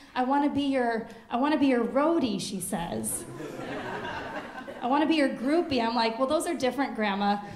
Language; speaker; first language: English; native; English